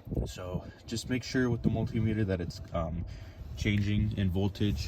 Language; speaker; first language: English; native; English